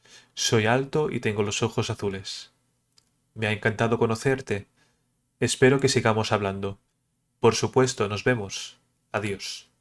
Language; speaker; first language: Spanish; early bilingual, other home language; Portuguese